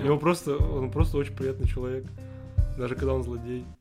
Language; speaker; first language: Russian; native; Russian